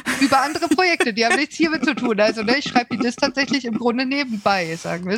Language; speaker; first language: German; native; German